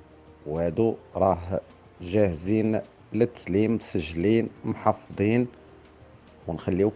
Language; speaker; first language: Arabic; native; Arabic